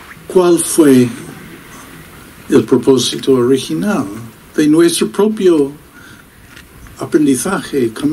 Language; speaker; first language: Spanish; non-native, fluent; English